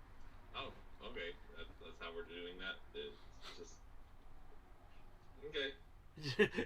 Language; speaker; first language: English; native; English